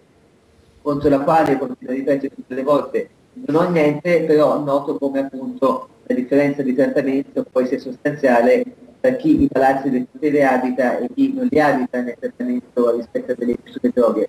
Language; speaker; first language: Italian; native; Italian